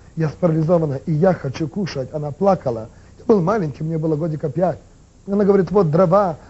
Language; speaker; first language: Russian; non-native, local second language; Ukrainian